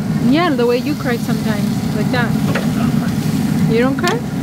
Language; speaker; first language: English; early bilingual, other home language; Spanish